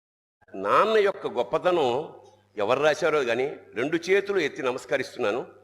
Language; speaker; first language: Telugu; native; Telugu